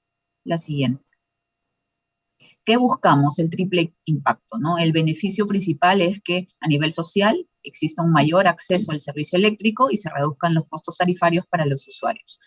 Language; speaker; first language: Spanish; native; Spanish